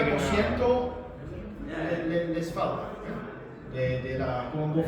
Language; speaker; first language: Spanish; non-native, learner; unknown